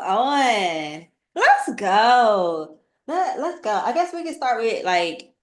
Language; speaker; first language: English; native; English